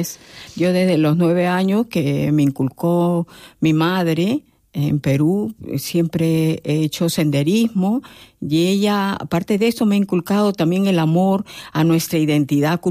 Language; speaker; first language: Spanish; native; Spanish